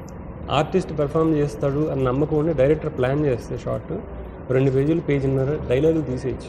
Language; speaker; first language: Telugu; native; Telugu